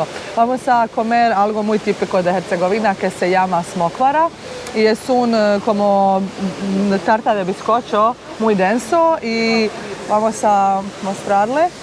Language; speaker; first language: Spanish; non-native, fluent; Bosnian